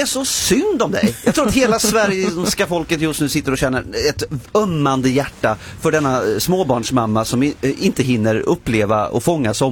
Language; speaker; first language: Swedish; native; Swedish